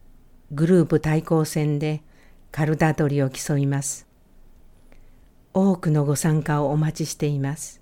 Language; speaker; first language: Japanese; native; Japanese